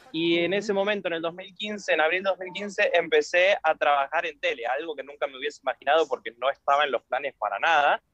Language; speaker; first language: Spanish; native; Spanish